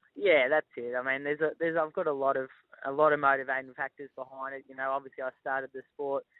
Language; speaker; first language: English; native; English